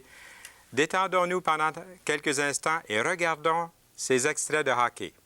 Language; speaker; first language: French; native; French